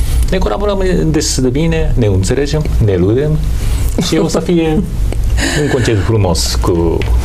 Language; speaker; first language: Romanian; non-native, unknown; Japanese